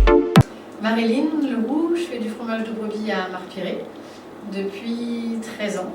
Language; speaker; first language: French; native; French